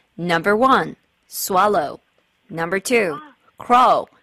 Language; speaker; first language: English; non-native, fluent; Korean